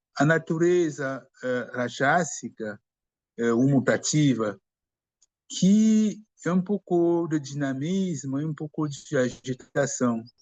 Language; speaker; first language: Portuguese; non-native, fluent; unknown